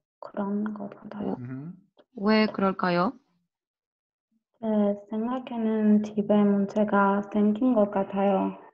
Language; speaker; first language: Korean; non-native, learner; Spanish